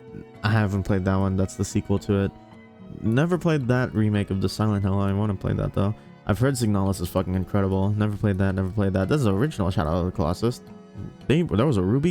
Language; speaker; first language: English; native; English